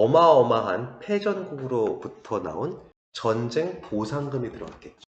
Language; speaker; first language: Korean; native; Korean